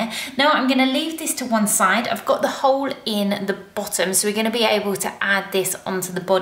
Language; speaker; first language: English; native; English